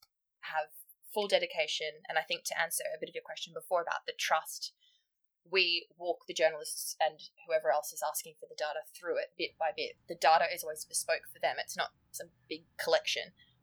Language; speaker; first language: English; native; English